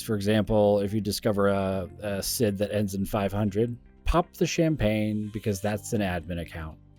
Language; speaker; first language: English; native; English